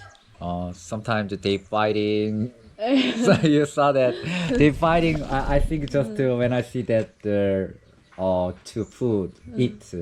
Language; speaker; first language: English; non-native, learner; Korean